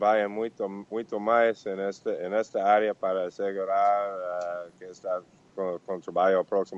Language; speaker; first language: Portuguese; non-native, learner; Spanish